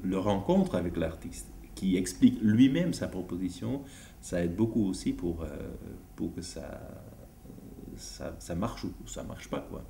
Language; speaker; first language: French; non-native, fluent; Dutch